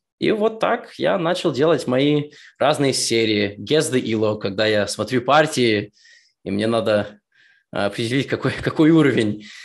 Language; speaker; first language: Russian; early bilingual, heritage; Russian